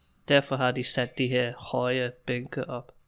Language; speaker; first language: Danish; non-native, fluent; English